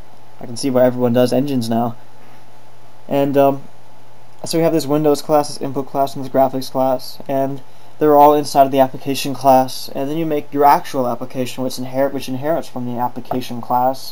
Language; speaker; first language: English; native; English